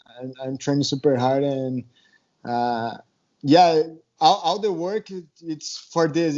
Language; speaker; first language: English; non-native, learner; Portuguese